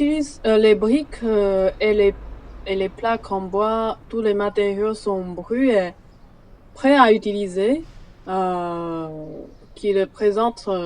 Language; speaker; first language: French; non-native, fluent; Chinese